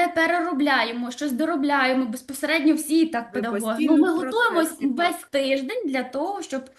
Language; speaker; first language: Ukrainian; native; Ukrainian